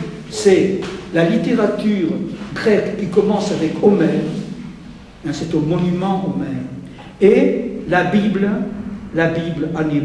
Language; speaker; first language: French; native; French